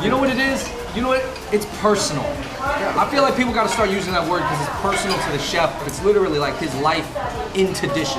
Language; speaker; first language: English; native; English